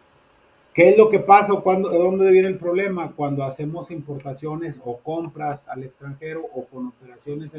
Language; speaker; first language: Spanish; native; Spanish